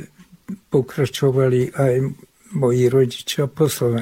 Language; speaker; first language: Slovak; early bilingual, heritage; Hungarian